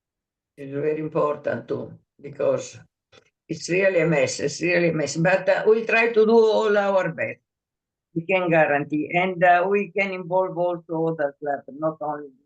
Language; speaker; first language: English; non-native, fluent; Italian